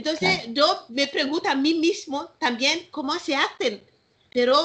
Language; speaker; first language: Spanish; non-native, learner; Malagasy